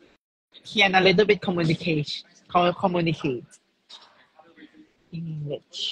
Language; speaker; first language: English; non-native, learner; Thai